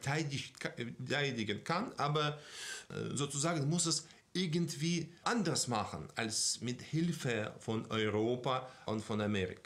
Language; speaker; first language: German; non-native, fluent; Russian